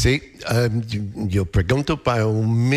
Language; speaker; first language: Spanish; non-native, fluent; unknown